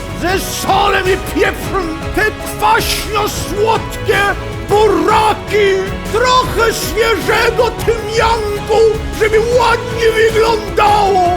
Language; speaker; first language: Polish; non-native, learner; Swedish